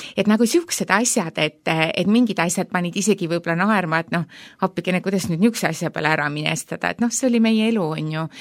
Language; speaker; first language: Estonian; native; Estonian